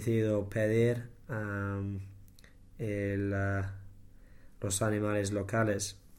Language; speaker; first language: Spanish; non-native, learner; English